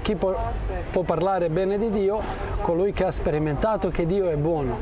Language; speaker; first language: Italian; non-native, fluent; Croatian